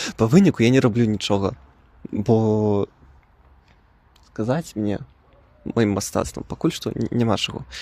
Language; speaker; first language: Belarusian; non-native, local second language; Russian